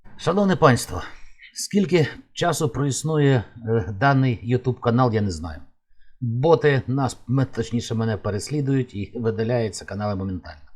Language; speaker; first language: Ukrainian; native; Ukrainian